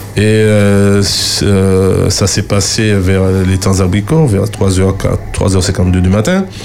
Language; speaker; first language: French; native; French